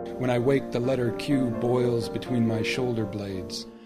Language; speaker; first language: English; native; English